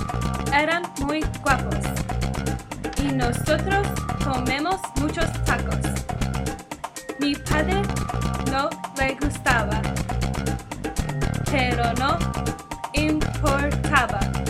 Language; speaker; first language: Spanish; non-native, learner; English